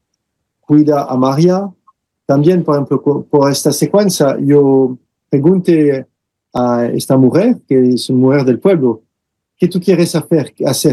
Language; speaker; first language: Spanish; non-native, fluent; French